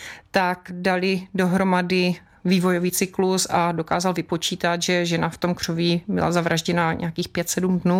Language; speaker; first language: Czech; native; Czech